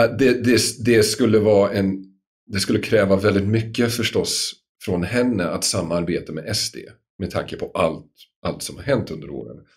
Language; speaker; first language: Swedish; non-native, fluent; English